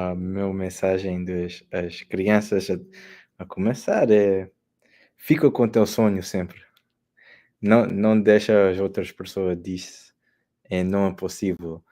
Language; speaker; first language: Portuguese; early bilingual, heritage; Portuguese